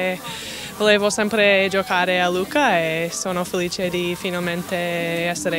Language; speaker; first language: Italian; non-native, fluent; English